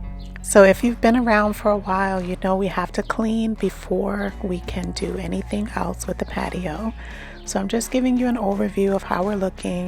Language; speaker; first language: English; native; English